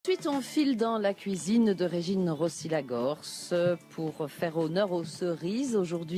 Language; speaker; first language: French; native; French